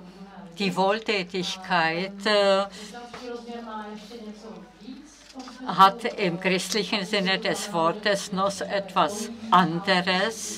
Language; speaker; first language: German; non-native, fluent; Czech